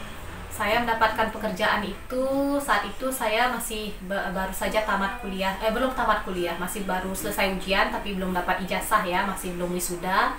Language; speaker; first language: Indonesian; non-native, local second language; Balinese